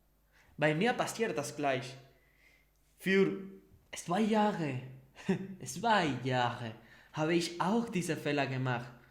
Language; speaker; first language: German; non-native, learner; Spanish